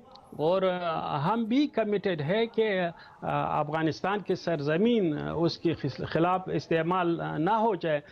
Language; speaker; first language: Hindi; non-native, fluent; Pashto